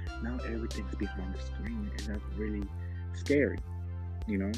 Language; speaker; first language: English; early bilingual, other home language; Spanish